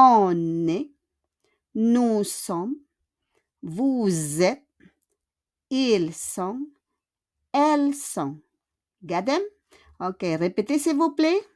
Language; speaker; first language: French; non-native, fluent; Filipino